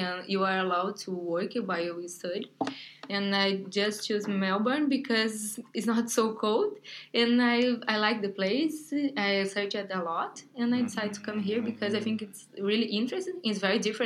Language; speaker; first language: English; non-native, learner; Portuguese